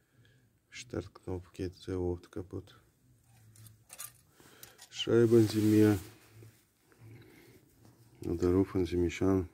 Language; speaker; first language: German; non-native, learner; Russian